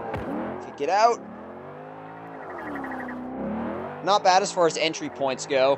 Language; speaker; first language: English; native; English